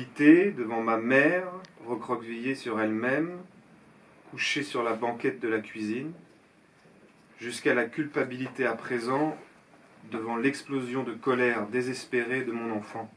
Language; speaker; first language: French; native; French